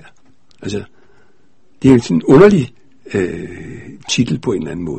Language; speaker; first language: Danish; native; Danish